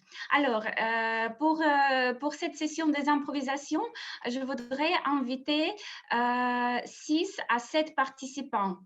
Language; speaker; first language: French; non-native, fluent; Russian